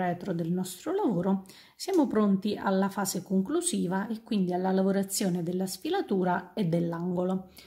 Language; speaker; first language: Italian; native; Italian